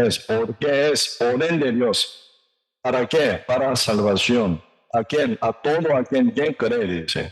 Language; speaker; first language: Spanish; non-native, learner; Korean